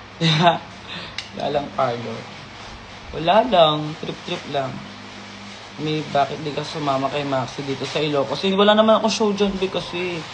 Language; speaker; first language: Filipino; native; Filipino